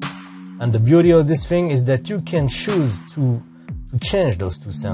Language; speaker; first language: English; non-native, fluent; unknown